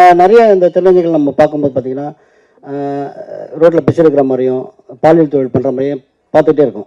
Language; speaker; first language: Tamil; native; Tamil